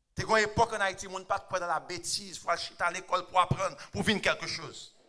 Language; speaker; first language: French; non-native, local second language; Haitian Creole